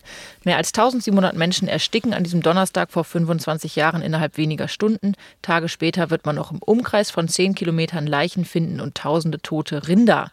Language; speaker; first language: German; native; German